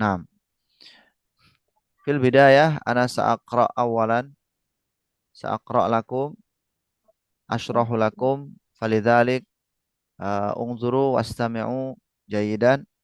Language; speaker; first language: Arabic; non-native, fluent; Indonesian